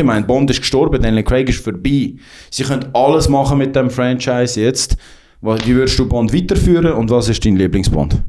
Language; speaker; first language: German; native; German